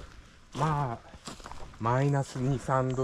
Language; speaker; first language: Japanese; native; Japanese